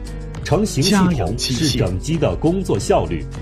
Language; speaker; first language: Chinese; native; Chinese